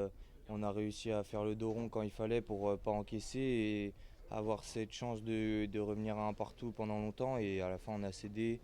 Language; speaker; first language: French; native; French